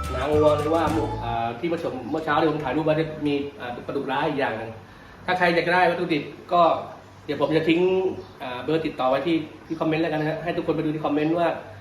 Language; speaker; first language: Thai; native; Thai